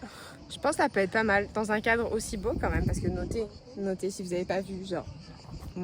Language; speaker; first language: French; native; French